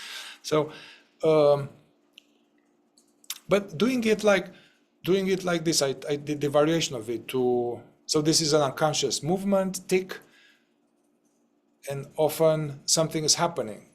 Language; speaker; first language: English; non-native, fluent; Romanian